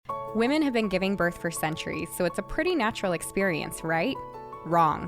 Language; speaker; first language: English; native; English